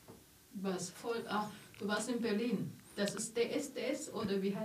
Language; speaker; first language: German; non-native, learner; Chinese